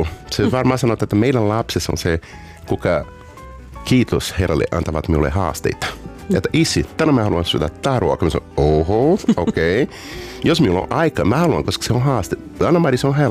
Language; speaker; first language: Finnish; non-native, learner; Portuguese